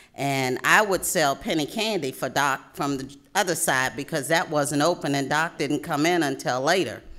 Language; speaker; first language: English; native; English